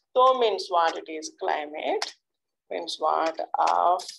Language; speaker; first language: English; non-native, local second language; Telugu